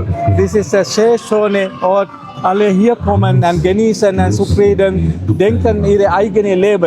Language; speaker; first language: German; non-native, learner; Sinhala